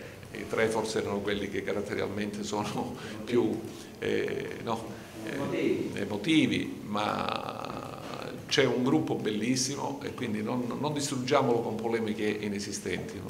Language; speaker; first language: Italian; native; Italian